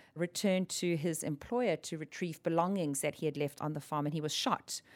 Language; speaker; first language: English; native; English